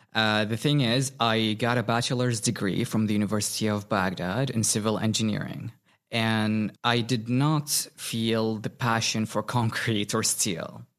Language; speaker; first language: English; non-native, fluent; Arabic